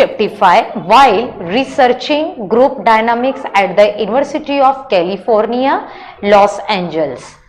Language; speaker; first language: English; non-native, local second language; Hindi